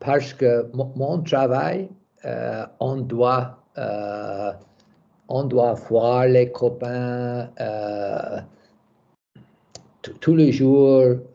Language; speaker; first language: French; non-native, learner; English